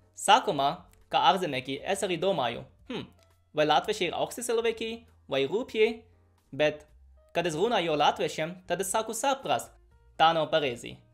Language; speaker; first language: Latvian; non-native, fluent; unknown